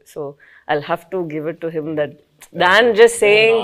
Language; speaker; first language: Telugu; non-native, fluent; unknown